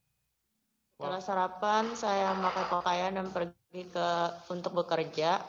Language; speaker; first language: Indonesian; non-native, learner; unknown